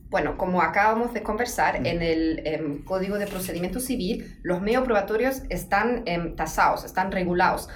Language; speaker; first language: Spanish; non-native, fluent; German